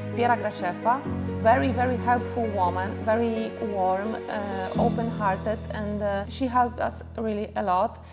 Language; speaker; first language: English; non-native, fluent; Polish